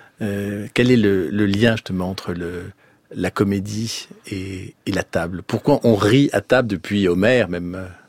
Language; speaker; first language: French; native; French